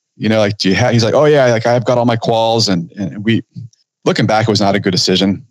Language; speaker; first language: English; native; English